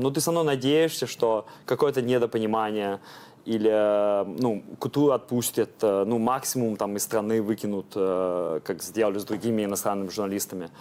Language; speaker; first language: Russian; early bilingual, heritage; Russian